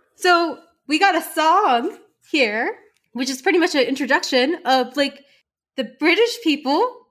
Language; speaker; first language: English; early bilingual, other home language; Hindi